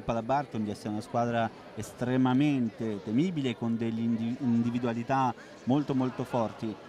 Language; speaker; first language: Italian; native; Italian